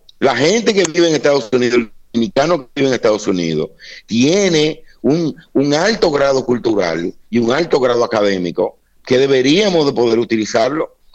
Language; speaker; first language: Spanish; native; Spanish